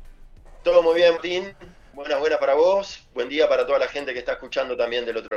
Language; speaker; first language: Spanish; native; Spanish